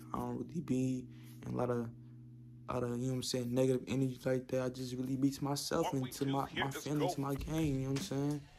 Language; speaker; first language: English; native; English